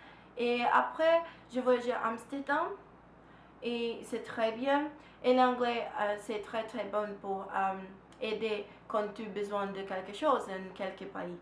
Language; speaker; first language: French; non-native, learner; Portuguese